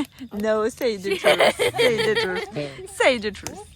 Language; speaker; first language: English; non-native, learner; French